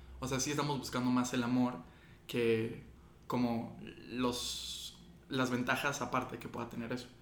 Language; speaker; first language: Spanish; native; Spanish